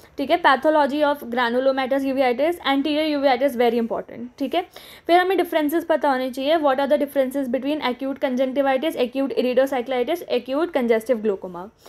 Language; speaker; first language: Hindi; native; Hindi